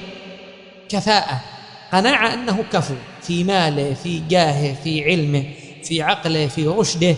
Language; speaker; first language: Arabic; native; Arabic